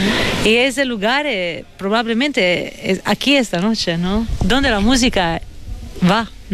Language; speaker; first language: Spanish; non-native, fluent; Italian